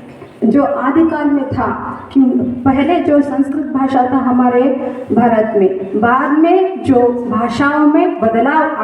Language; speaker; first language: Hindi; non-native, local second language; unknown